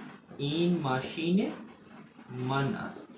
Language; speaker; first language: Persian; non-native, fluent; Urdu